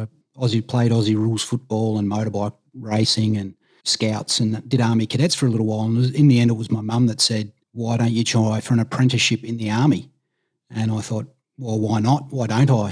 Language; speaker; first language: English; native; English